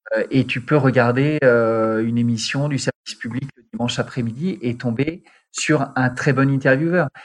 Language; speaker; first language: French; native; French